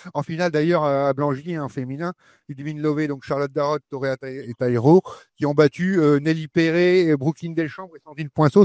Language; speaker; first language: French; native; French